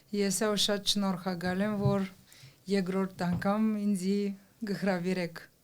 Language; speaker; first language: Armenian; early bilingual, heritage; Armenian